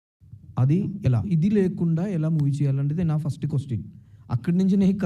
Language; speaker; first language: Telugu; non-native, local second language; Malayalam